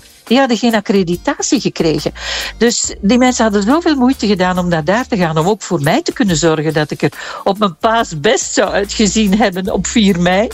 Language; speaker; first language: Dutch; native; Dutch